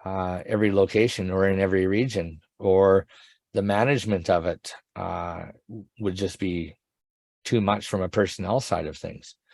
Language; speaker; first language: English; native; English